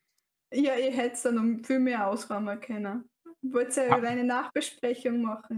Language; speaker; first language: German; native; German